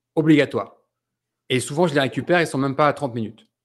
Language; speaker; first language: French; native; French